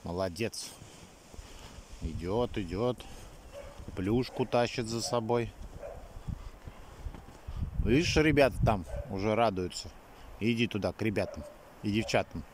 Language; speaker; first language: Russian; native; Russian